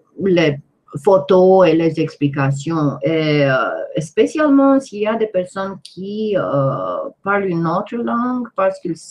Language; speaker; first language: French; non-native, fluent; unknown